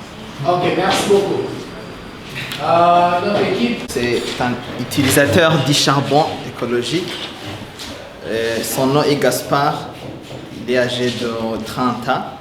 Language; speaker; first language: French; non-native, local second language; Rundi